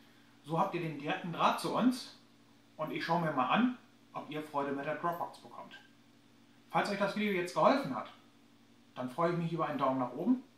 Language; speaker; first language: German; native; German